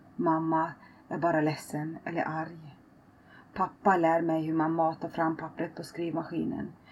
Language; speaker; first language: Swedish; early bilingual, other home language; Finnish